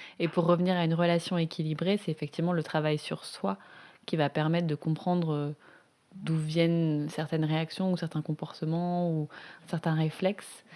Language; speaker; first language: French; native; French